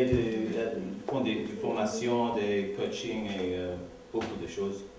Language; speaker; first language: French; non-native, learner; English